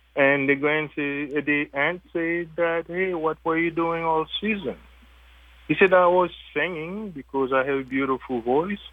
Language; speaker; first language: English; non-native, fluent; French